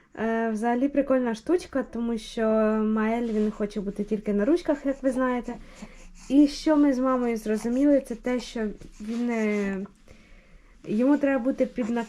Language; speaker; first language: Ukrainian; native; Ukrainian